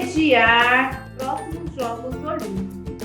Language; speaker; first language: Portuguese; native; Portuguese